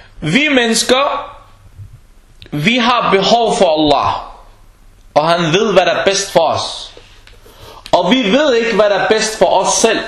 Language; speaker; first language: Danish; non-native, fluent; Arabic